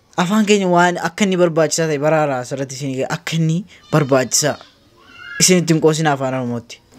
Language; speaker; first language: Oromo; native; Oromo